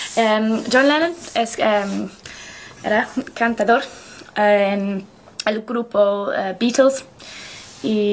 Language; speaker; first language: Spanish; non-native, learner; English